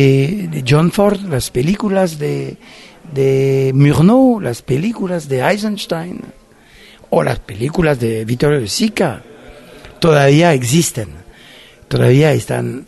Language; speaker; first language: Spanish; non-native, fluent; French